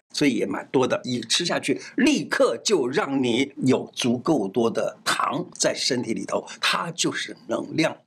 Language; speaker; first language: Chinese; native; Chinese